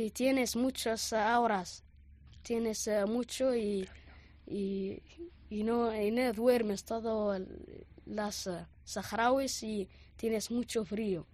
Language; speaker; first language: Spanish; non-native, learner; Arabic